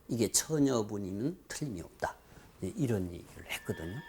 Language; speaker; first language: Korean; native; Korean